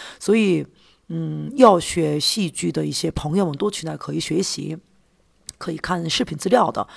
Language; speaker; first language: Chinese; non-native, fluent; Korean